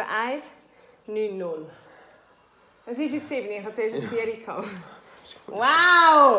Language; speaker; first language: German; native; German